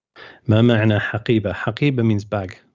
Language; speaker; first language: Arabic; non-native, fluent; English